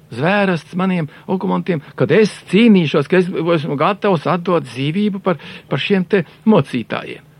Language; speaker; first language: Latvian; native; Latvian